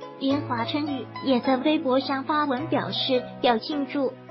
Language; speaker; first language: Chinese; native; Chinese